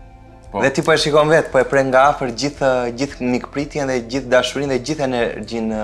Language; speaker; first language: Albanian; native; Albanian